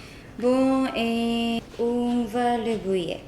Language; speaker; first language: French; non-native, learner; Korean